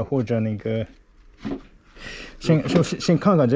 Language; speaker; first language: Chinese; non-native, learner; Japanese